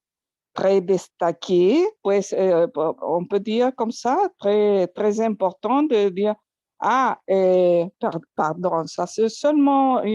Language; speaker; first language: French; non-native, learner; Spanish